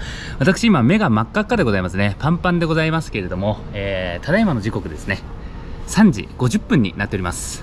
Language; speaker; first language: Japanese; native; Japanese